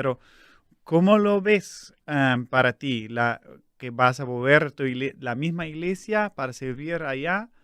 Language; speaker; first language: Spanish; non-native, fluent; English